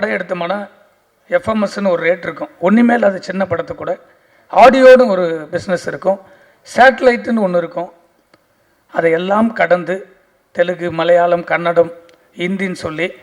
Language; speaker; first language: Tamil; native; Tamil